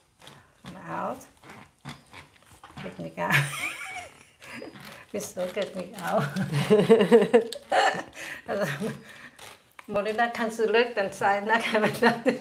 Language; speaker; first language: German; non-native, learner; Thai